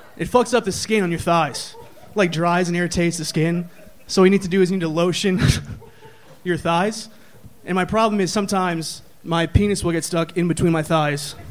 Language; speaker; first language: English; native; English